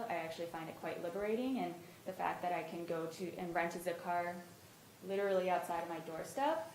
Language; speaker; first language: English; native; English